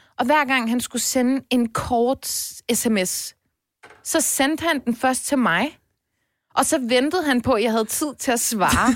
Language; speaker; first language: Danish; native; Danish